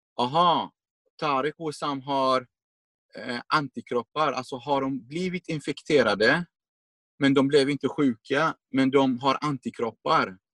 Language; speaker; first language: Swedish; non-native, fluent; Arabic